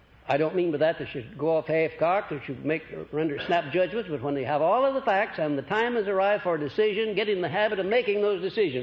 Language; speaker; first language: English; native; English